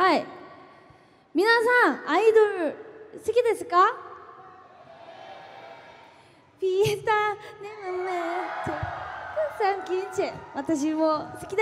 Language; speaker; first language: Japanese; non-native, learner; Korean